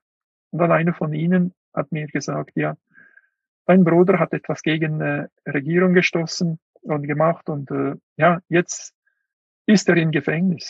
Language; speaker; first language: German; non-native, fluent; Uyghur